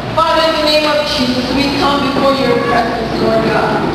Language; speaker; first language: English; non-native, local second language; Filipino